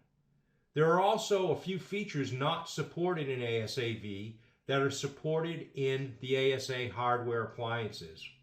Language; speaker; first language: English; native; English